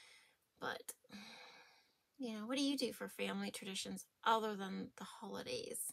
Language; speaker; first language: English; native; English